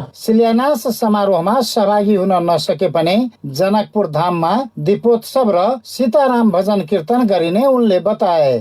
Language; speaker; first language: Nepali; non-native, local second language; Maithili